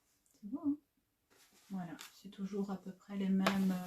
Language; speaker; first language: French; native; French